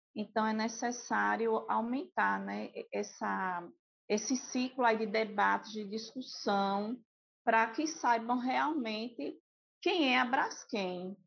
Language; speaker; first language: Portuguese; native; Portuguese